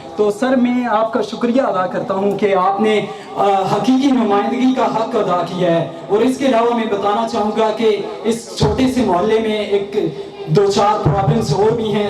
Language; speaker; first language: Urdu; non-native, local second language; Northern Hindko